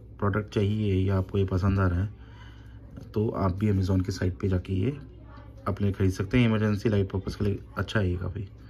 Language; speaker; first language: Hindi; native; Hindi